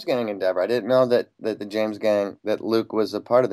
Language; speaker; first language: English; native; English